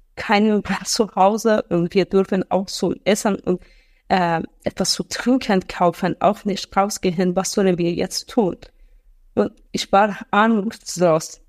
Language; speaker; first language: German; non-native, fluent; Persian